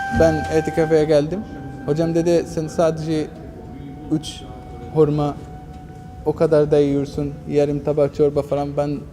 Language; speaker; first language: Turkish; non-native, learner; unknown